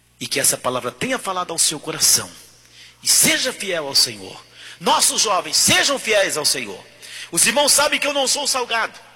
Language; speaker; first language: Portuguese; native; Portuguese